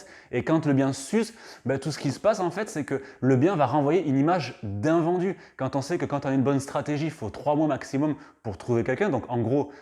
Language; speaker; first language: French; native; French